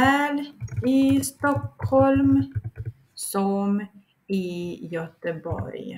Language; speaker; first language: Swedish; non-native, fluent; Russian